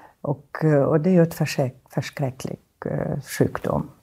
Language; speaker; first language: Swedish; non-native, fluent; German